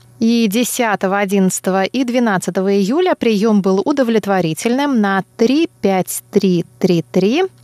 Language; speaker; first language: Russian; non-native, fluent; Chinese